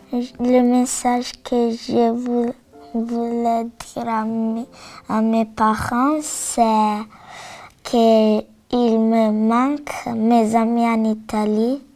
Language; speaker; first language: French; non-native, learner; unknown